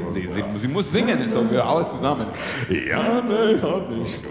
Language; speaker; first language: German; non-native, learner; English